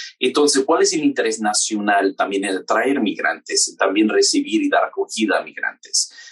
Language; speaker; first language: Spanish; non-native, fluent; English